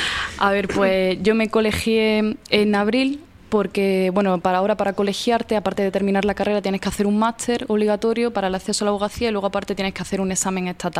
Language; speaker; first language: Spanish; native; Spanish